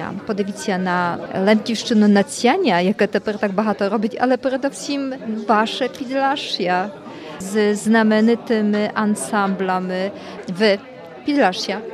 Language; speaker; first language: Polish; non-native, learner; Ukrainian